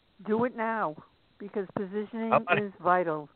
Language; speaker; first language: English; native; English